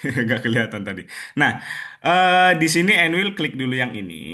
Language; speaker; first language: Indonesian; native; Indonesian